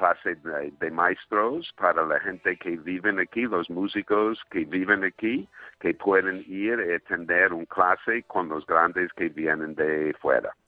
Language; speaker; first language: Spanish; non-native, fluent; English